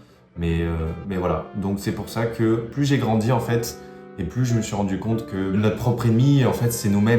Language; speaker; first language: French; native; French